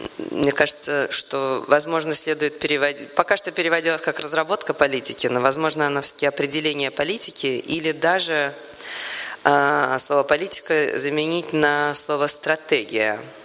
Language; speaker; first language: Russian; native; Russian